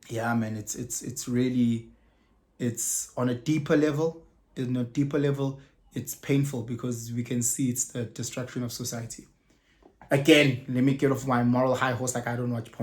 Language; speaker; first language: English; non-native, local second language; Zulu